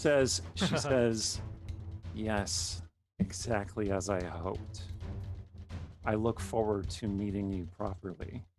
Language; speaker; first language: English; native; English